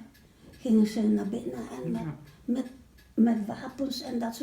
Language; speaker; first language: Dutch; early bilingual, other home language; Malay